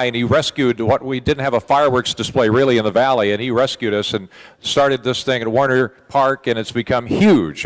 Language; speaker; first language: English; native; English